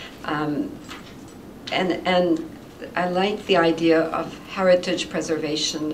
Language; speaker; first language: English; non-native, local second language; French